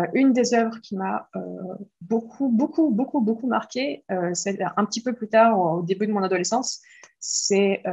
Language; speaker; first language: French; early bilingual, other home language; Greek